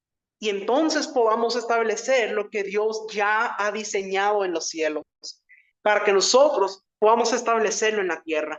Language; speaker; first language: Spanish; native; Spanish